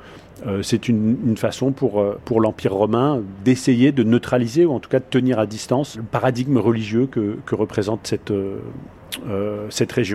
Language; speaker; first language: French; native; French